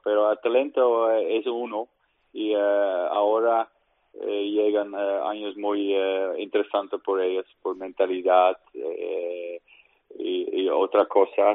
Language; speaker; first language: Spanish; non-native, learner; Dutch